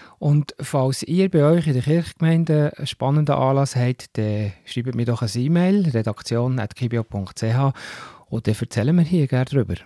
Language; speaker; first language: German; native; German